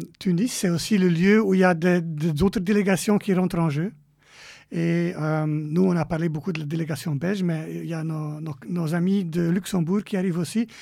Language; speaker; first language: French; native; French